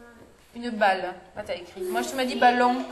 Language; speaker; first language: French; native; French